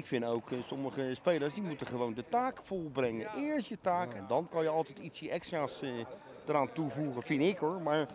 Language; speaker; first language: Dutch; native; Dutch